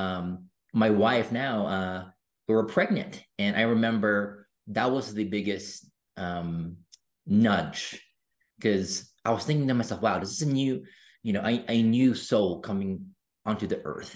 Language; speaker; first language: English; non-native, local second language; Filipino